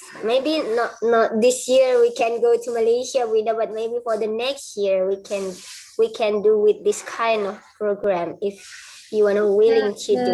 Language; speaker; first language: English; non-native, fluent; Indonesian